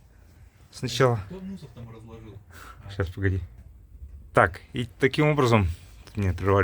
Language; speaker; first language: Russian; native; Russian